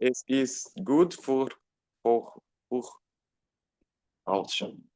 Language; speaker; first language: German; non-native, learner; Portuguese